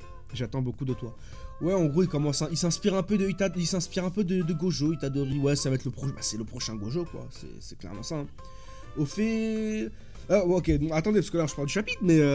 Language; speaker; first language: French; native; French